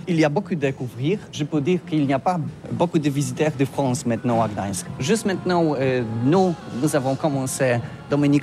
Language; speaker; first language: French; non-native, learner; Polish